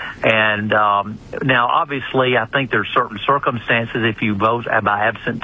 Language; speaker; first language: English; native; English